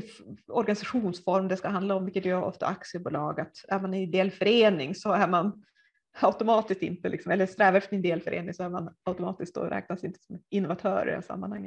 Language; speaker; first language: Swedish; native; Swedish